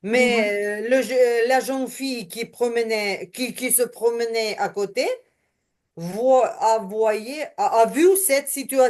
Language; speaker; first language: French; non-native, learner; Ukrainian